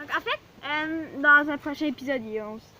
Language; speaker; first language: French; native; French